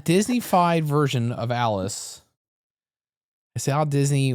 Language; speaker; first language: English; native; English